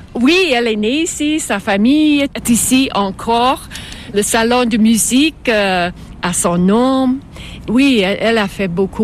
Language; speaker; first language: French; non-native, fluent; English